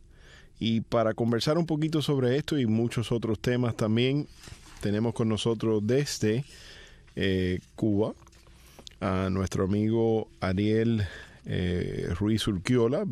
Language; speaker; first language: Spanish; early bilingual, heritage; Spanish